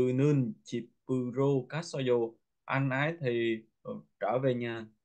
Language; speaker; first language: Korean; non-native, learner; Vietnamese